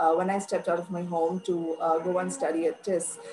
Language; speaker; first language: English; non-native, local second language; Bangla